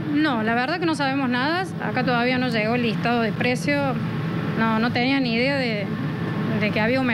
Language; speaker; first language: Spanish; native; Spanish